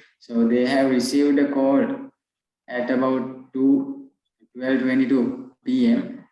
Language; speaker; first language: English; non-native, local second language; Sinhala